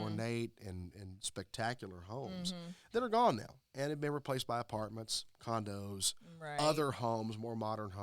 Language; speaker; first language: English; native; English